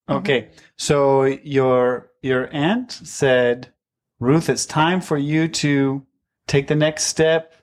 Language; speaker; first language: English; native; English